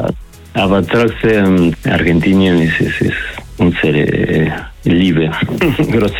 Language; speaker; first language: German; non-native, learner; Spanish